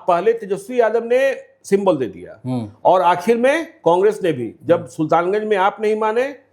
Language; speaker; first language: Hindi; native; Hindi